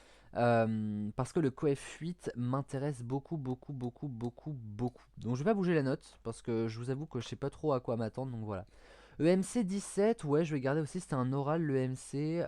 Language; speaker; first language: French; native; French